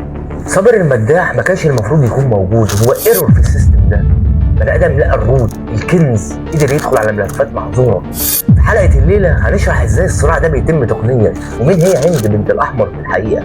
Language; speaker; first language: Arabic; native; Arabic